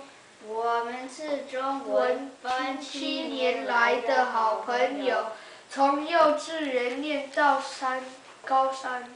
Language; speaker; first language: Chinese; early bilingual, heritage; Chinese